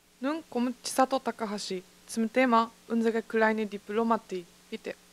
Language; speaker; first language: German; non-native, fluent; Japanese